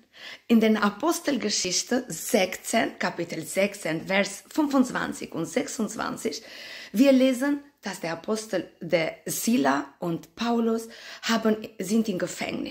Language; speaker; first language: German; non-native, fluent; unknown